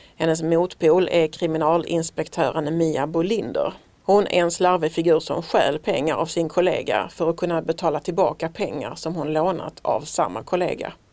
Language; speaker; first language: Swedish; native; Swedish